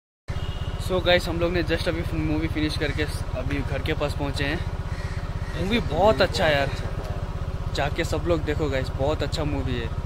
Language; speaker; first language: Hindi; native; Hindi